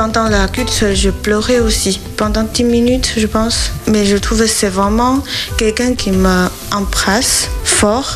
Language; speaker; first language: French; non-native, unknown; Chinese